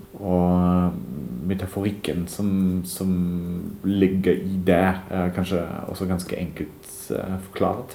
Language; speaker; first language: Norwegian; non-native, fluent; German